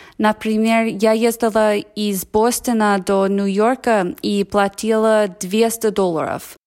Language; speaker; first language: Russian; non-native, fluent; English